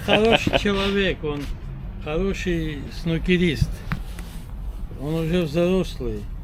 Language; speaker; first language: Russian; non-native, local second language; Armenian